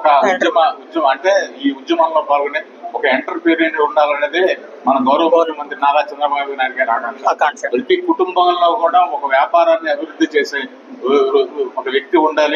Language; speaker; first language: Telugu; native; Telugu